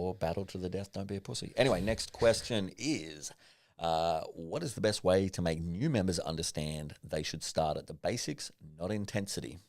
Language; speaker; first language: English; native; English